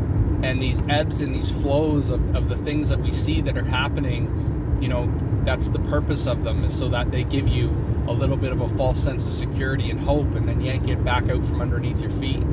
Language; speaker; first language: English; native; English